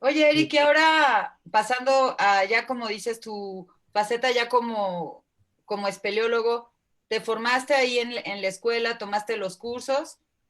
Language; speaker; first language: Spanish; native; Spanish